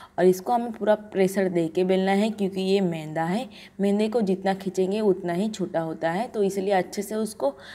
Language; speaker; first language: Hindi; non-native, local second language; Gujarati